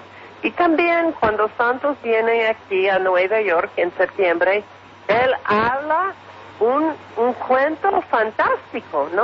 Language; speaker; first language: Spanish; non-native, fluent; English